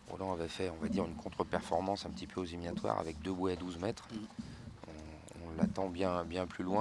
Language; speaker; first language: French; native; French